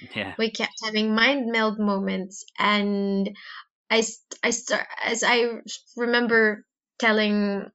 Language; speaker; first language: English; non-native, local second language; Cebuano